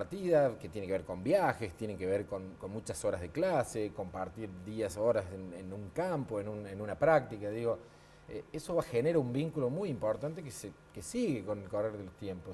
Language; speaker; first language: Spanish; native; Spanish